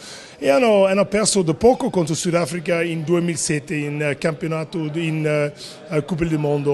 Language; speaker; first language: Italian; non-native, learner; English